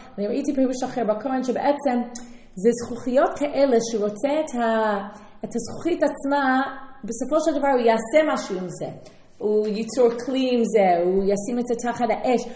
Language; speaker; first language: Hebrew; non-native, fluent; English